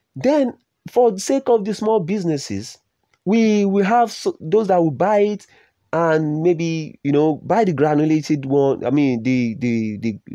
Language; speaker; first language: English; non-native, local second language; Yoruba